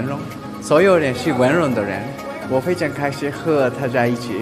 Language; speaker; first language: Chinese; non-native, learner; Japanese